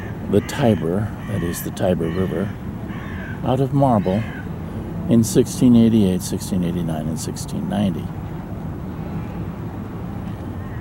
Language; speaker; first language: English; native; English